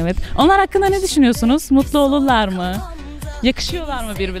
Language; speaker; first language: Turkish; native; Turkish